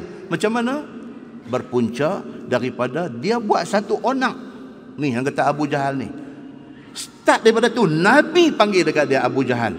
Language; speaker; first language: Malay; native; Malay